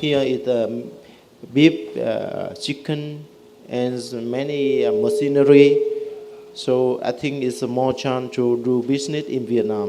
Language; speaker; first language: English; non-native, learner; Vietnamese